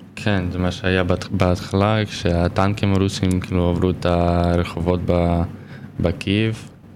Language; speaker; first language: Hebrew; non-native, fluent; Ukrainian